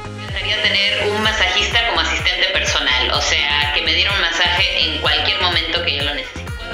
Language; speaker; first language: Spanish; early bilingual, other home language; English